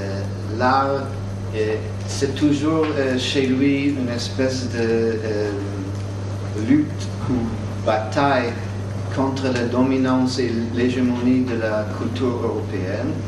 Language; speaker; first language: French; non-native, fluent; English